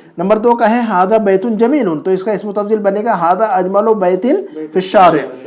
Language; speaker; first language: Urdu; native; Urdu